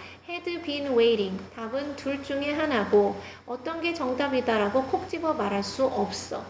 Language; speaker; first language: Korean; native; Korean